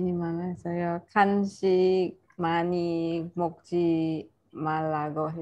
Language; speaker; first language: Korean; non-native, learner; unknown